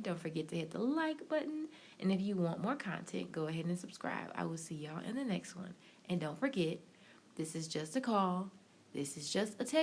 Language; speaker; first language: English; native; English